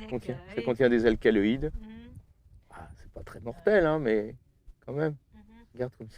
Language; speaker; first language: French; native; French